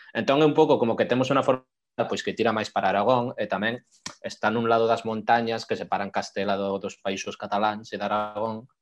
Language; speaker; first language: Galician; non-native, local second language; Spanish